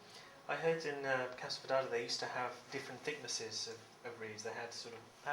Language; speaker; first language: English; native; English